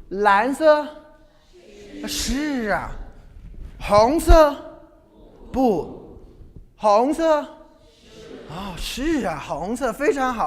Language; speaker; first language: Chinese; non-native, fluent; English